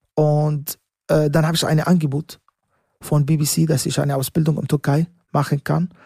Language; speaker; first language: German; non-native, learner; Arabic